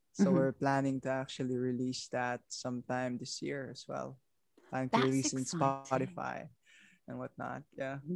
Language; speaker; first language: English; non-native, local second language; Filipino